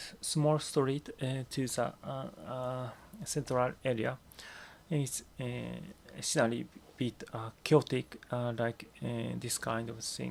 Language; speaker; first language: English; non-native, learner; Japanese